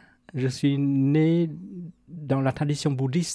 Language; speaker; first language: French; non-native, fluent; Vietnamese